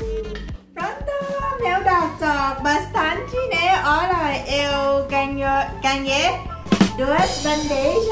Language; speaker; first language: Portuguese; non-native, learner; Thai